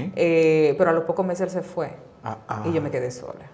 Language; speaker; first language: Spanish; native; Spanish